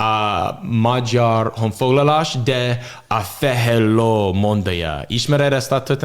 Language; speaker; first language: Hungarian; non-native, learner; English